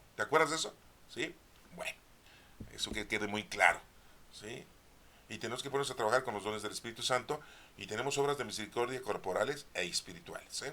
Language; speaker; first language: Spanish; native; Spanish